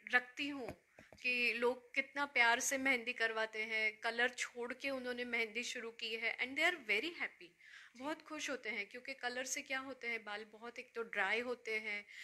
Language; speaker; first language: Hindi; native; Hindi